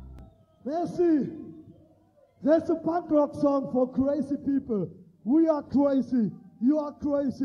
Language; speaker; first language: English; non-native, learner; German